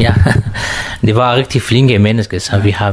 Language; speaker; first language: Danish; non-native, learner; Kurdish